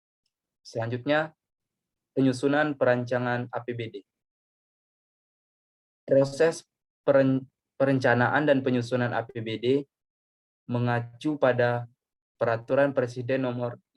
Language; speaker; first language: Indonesian; native; Indonesian